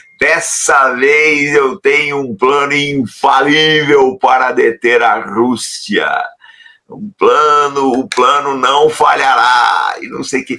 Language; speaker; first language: Portuguese; native; Portuguese